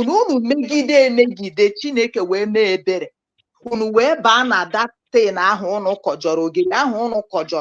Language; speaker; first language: Igbo; native; Igbo